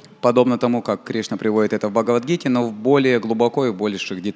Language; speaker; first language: Russian; native; Russian